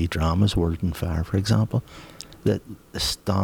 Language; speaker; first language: English; native; English